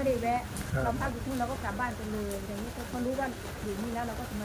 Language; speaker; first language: Thai; native; Thai